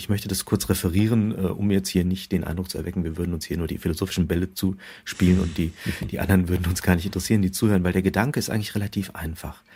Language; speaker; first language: German; native; German